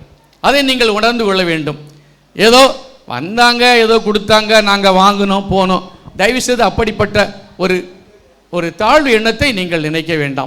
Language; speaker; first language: Tamil; native; Tamil